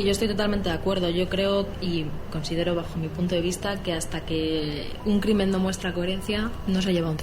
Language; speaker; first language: Spanish; native; Spanish